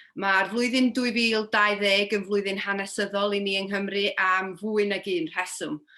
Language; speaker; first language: Welsh; native; Welsh